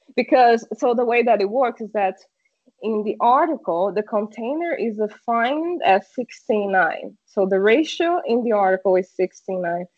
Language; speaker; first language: English; non-native, fluent; Portuguese